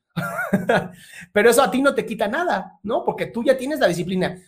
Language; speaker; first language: Spanish; native; Spanish